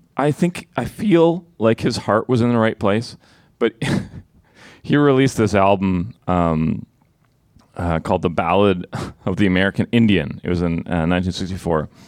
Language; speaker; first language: English; native; English